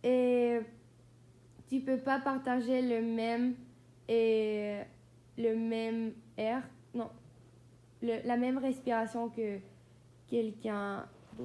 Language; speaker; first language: French; non-native, fluent; Spanish